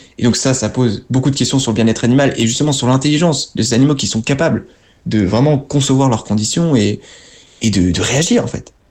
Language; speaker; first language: French; native; French